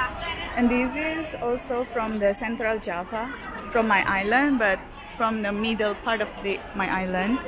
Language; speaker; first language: English; non-native, fluent; Indonesian